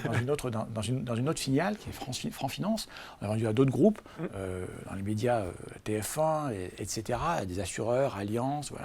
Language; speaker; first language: French; native; French